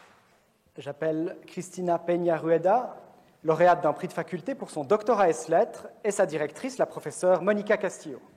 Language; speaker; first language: French; native; French